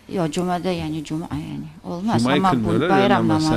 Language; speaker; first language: Turkish; non-native, fluent; Azerbaijani